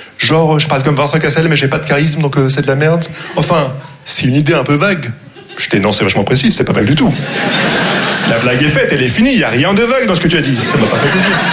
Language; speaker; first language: French; non-native, local second language; Arabic